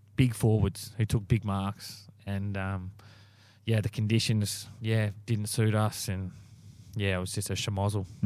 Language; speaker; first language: English; native; English